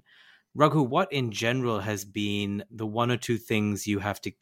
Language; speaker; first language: English; non-native, local second language; Hindi